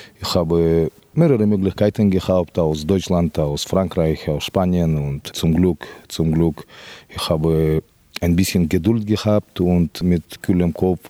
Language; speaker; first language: German; non-native, fluent; Russian